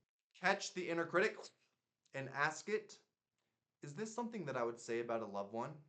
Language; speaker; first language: English; native; English